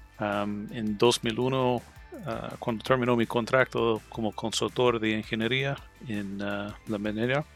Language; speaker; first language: Spanish; non-native, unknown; English